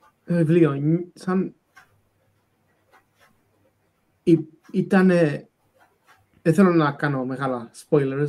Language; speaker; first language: Greek; early bilingual, other home language; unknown